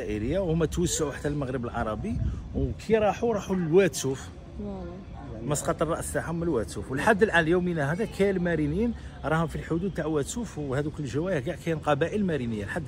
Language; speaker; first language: Arabic; native; Arabic